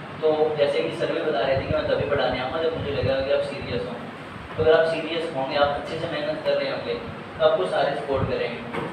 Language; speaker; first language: Hindi; native; Hindi